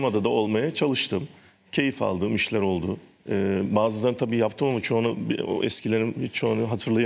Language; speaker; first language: Turkish; native; Turkish